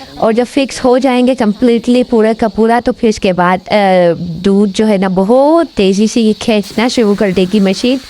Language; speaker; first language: Urdu; non-native, local second language; Pashto